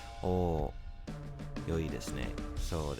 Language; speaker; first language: Japanese; non-native, learner; English